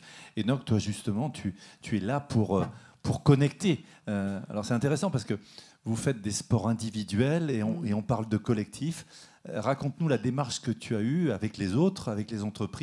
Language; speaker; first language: French; native; French